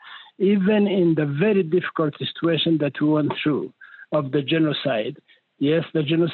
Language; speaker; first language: English; non-native, local second language; Kinyarwanda